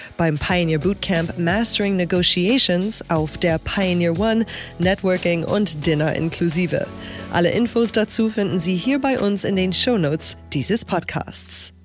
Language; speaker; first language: German; non-native, fluent; English